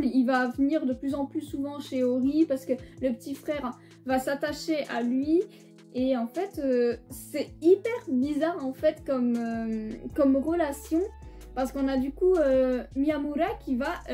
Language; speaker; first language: French; native; French